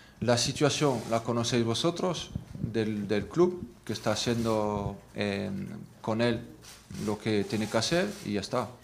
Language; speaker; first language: Spanish; non-native, fluent; French